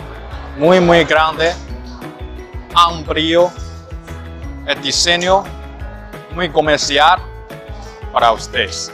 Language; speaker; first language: Spanish; non-native, learner; Chinese